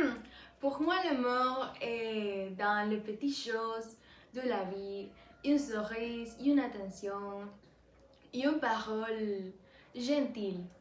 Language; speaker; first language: French; non-native, learner; Spanish